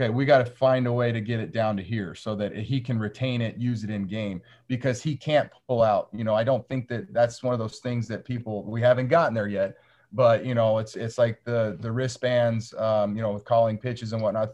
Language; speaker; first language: English; native; English